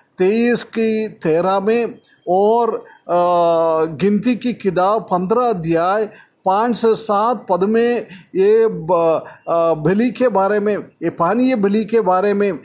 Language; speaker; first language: Hindi; non-native, local second language; Malayalam